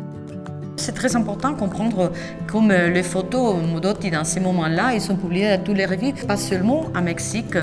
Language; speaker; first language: French; non-native, fluent; Spanish